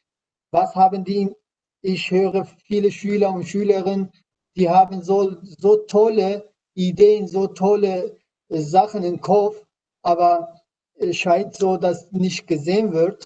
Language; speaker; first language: German; non-native, learner; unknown